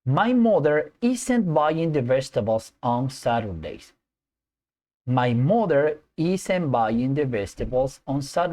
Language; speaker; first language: English; non-native, fluent; Spanish